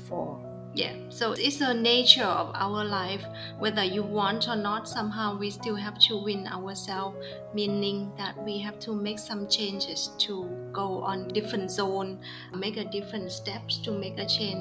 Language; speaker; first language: English; non-native, fluent; Vietnamese